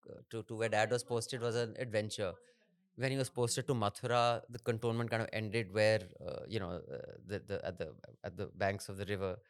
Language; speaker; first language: English; non-native, local second language; Hindi